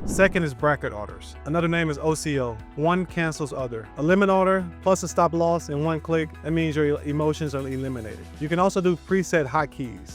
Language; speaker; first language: English; native; English